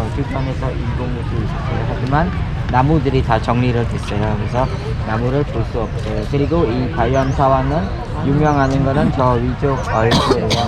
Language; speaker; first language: Korean; non-native, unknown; Khmer